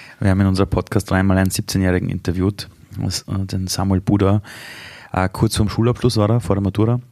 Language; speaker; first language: German; early bilingual, other home language; Persian